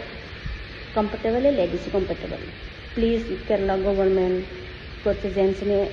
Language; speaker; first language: Malayalam; non-native, learner; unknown